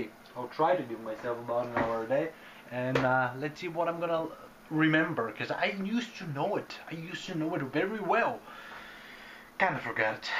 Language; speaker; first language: English; non-native, fluent; Bulgarian